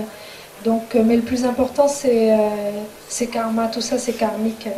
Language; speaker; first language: French; native; French